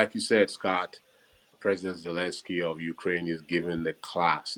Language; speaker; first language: English; non-native, local second language; Yoruba